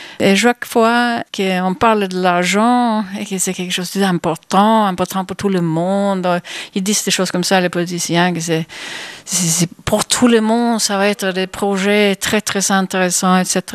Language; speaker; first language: French; non-native, fluent; Swedish